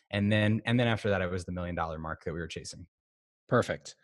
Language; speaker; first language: English; native; English